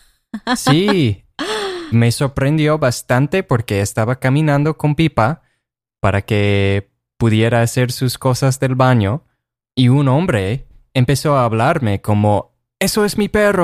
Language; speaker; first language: Spanish; non-native, fluent; English